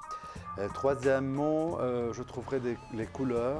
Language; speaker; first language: French; non-native, local second language; Arabic